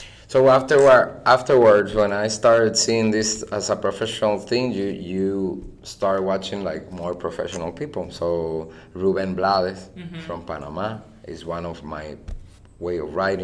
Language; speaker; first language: English; non-native, fluent; Spanish